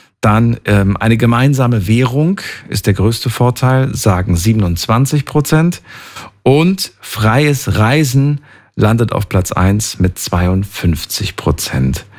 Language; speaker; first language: German; native; German